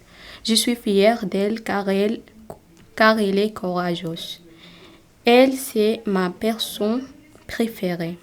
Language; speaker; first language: French; non-native, learner; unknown